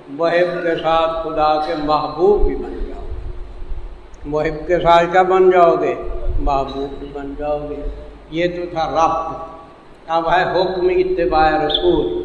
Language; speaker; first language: Urdu; non-native, local second language; Saraiki